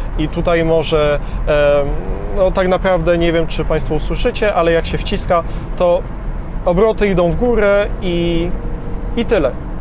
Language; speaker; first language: Polish; early bilingual, heritage; Polish